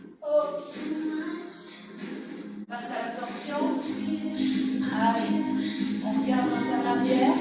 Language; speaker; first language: French; native; French